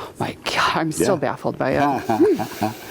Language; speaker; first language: English; native; English